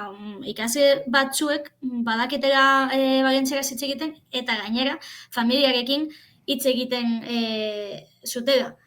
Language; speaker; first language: Basque; non-native, fluent; Catalan